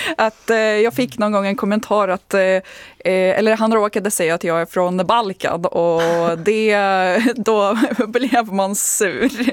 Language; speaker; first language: Swedish; non-native, fluent; Lithuanian